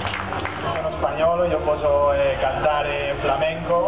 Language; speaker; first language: Italian; non-native, learner; Spanish